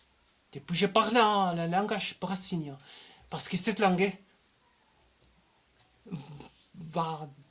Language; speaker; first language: French; non-native, learner; German